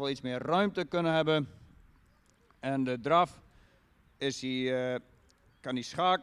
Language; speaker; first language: Dutch; native; Dutch